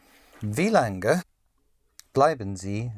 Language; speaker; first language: German; non-native, learner; English